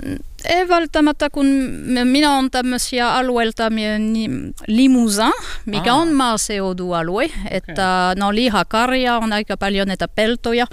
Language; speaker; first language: Finnish; non-native, learner; French